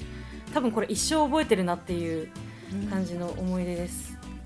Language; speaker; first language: Japanese; native; Japanese